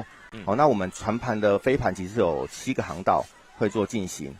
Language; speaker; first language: Chinese; native; Chinese